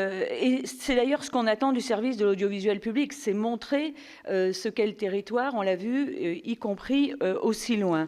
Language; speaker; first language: French; native; French